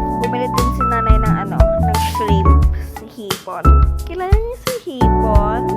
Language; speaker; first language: Filipino; non-native, local second language; Cebuano